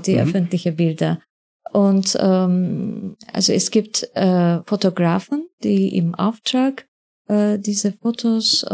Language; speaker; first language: German; non-native, fluent; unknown